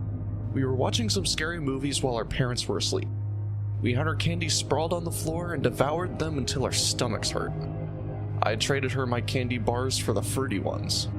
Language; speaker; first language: English; native; English